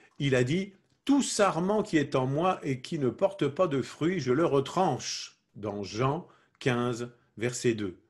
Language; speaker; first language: French; native; French